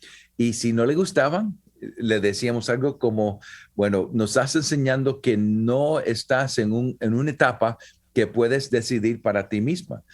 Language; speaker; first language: Spanish; early bilingual, heritage; Spanish